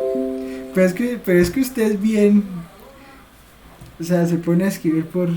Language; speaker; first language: Spanish; native; Spanish